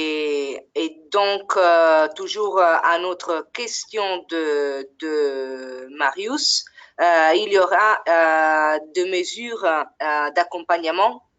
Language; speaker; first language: French; non-native, fluent; Italian